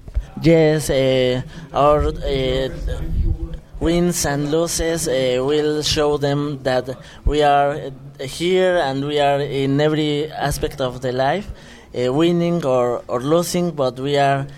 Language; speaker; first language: English; non-native, fluent; Spanish